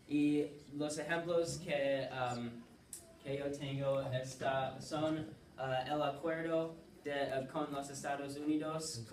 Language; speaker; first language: Spanish; non-native, learner; English